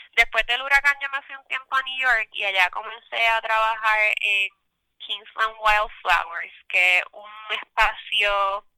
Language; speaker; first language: Spanish; native; Spanish